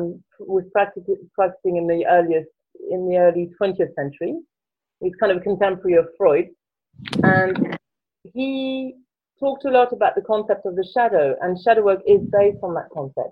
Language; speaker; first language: English; non-native, fluent; French